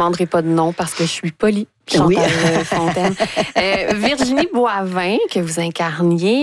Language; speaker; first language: French; native; French